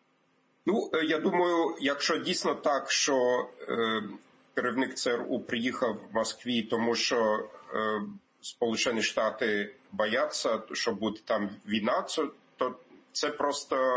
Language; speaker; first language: Ukrainian; non-native, fluent; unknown